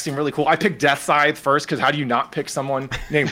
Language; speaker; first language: English; native; English